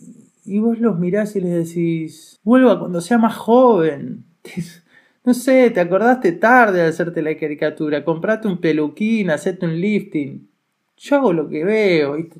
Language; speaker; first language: Spanish; native; Spanish